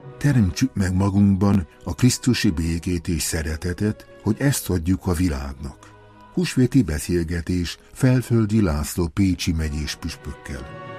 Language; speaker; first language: Hungarian; native; Hungarian